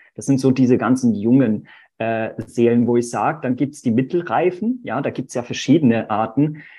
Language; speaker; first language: German; early bilingual, other home language; Portuguese